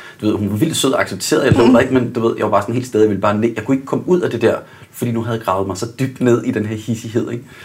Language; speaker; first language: Danish; native; Danish